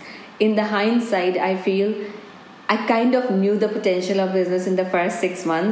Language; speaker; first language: English; non-native, local second language; Hindi